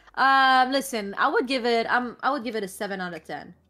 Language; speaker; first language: English; non-native, fluent; Arabic